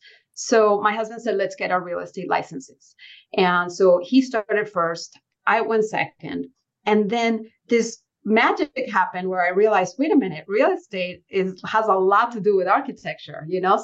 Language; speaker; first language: English; early bilingual, other home language; Spanish